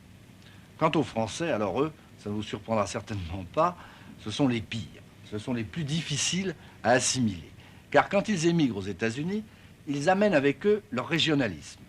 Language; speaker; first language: French; native; French